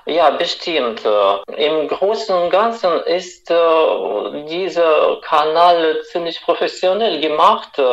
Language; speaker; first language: German; non-native, fluent; Russian